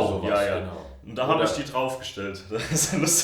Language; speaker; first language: German; native; German